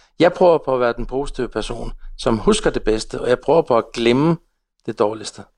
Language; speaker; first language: Danish; non-native, local second language; Faroese